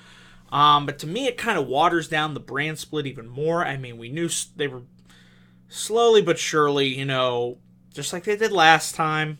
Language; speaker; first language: English; native; English